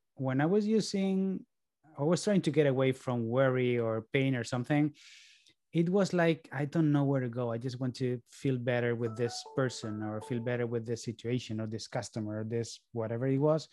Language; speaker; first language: English; early bilingual, other home language; Spanish